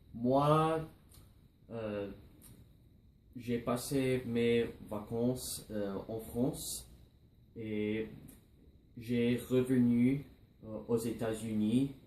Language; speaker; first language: French; non-native, learner; English